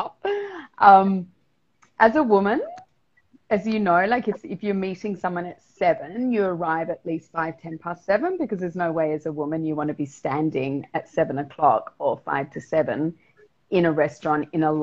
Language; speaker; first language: English; native; English